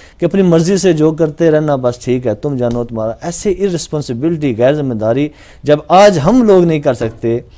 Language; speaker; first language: Urdu; non-native, local second language; Punjabi